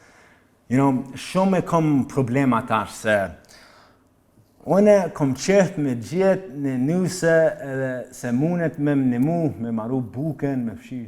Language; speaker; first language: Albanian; early bilingual, heritage; English